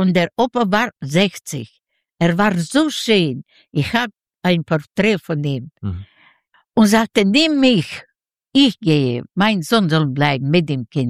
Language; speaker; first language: German; non-native, learner; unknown